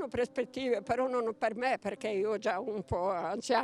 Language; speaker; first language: Italian; non-native, learner; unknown